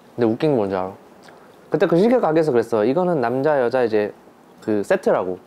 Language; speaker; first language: Korean; early bilingual, heritage; Korean